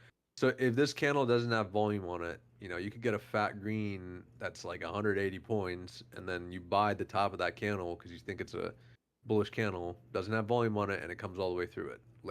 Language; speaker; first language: English; native; English